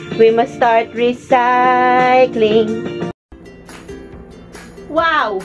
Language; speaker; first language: English; non-native, local second language; Filipino